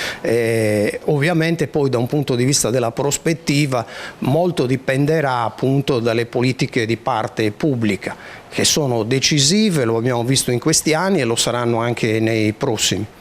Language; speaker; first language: Italian; native; Italian